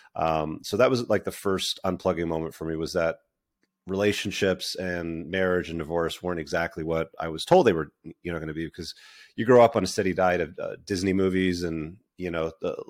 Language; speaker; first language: English; native; English